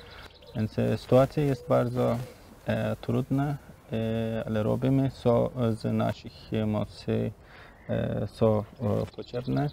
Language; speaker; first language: Polish; non-native, learner; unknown